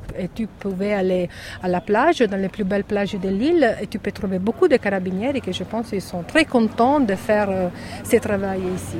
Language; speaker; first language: French; non-native, learner; Italian